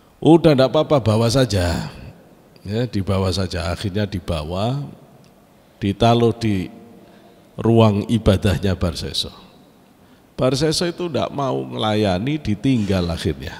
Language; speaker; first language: Indonesian; native; Indonesian